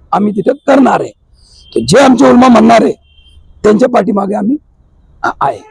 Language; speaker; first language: Marathi; non-native, local second language; Urdu